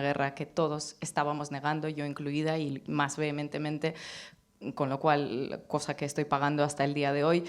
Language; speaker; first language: Spanish; non-native, fluent; Russian